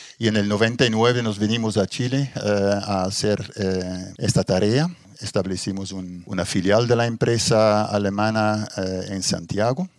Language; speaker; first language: Spanish; non-native, fluent; Dutch